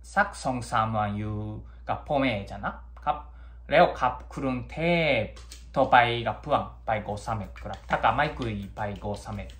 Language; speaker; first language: Thai; non-native, learner; Japanese